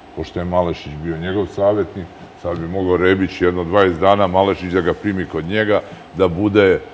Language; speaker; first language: Serbian; native; Serbian